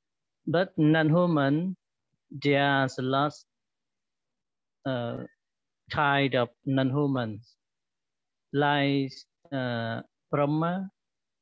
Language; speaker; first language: English; non-native, learner; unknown